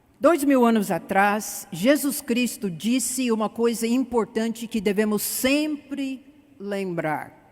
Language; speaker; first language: Portuguese; non-native, fluent; English